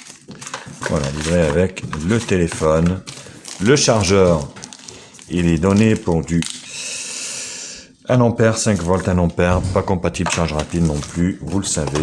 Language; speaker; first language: French; native; French